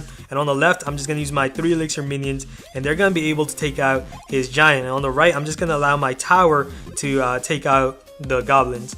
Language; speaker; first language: English; native; English